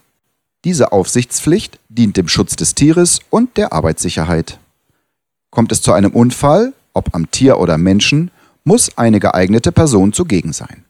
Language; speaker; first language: German; native; German